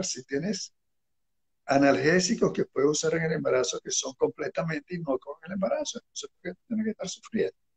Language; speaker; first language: Spanish; early bilingual, other home language; Hebrew